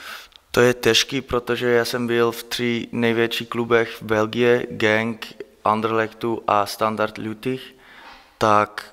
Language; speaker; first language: Czech; non-native, learner; Dutch